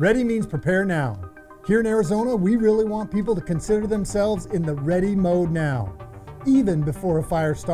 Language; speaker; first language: English; native; English